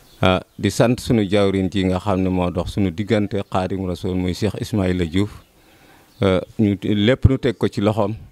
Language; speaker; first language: Wolof; non-native, local second language; Serer